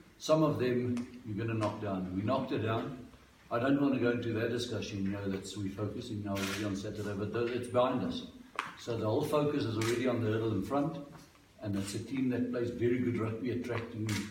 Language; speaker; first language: English; non-native, local second language; Afrikaans